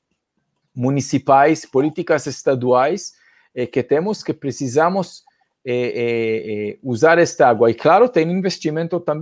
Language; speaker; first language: Portuguese; non-native, fluent; Hebrew